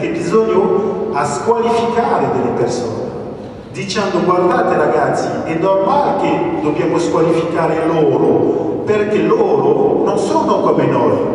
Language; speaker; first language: Italian; early bilingual, other home language; French